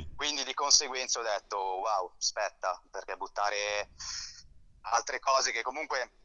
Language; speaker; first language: Italian; native; Italian